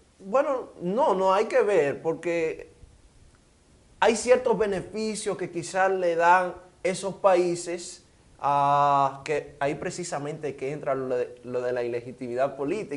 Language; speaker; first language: Spanish; native; Spanish